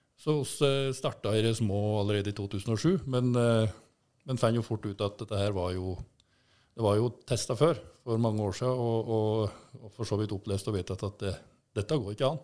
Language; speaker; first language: Norwegian; native; Norwegian